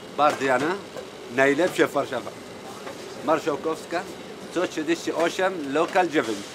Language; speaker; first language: Polish; non-native, learner; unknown